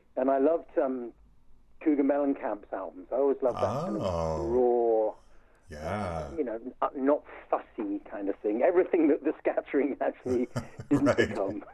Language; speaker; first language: English; native; English